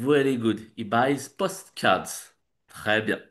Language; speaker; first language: English; non-native, learner; French